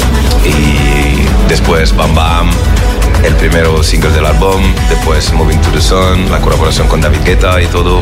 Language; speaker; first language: Spanish; non-native, learner; French